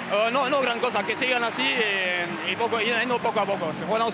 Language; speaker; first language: Spanish; non-native, fluent; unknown